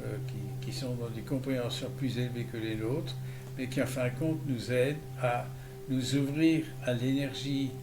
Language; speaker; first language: French; native; French